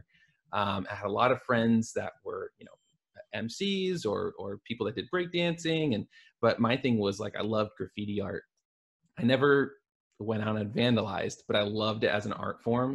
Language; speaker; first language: English; native; English